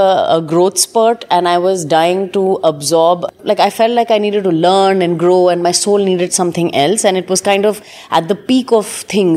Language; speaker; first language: English; non-native, local second language; Hindi